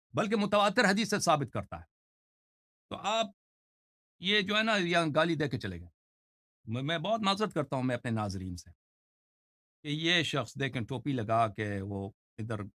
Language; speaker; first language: Urdu; non-native, fluent; Persian